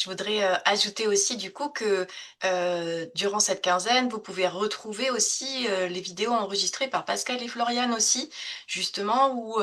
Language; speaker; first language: French; native; French